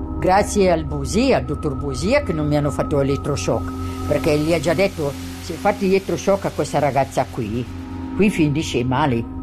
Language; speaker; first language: Italian; non-native, local second language; German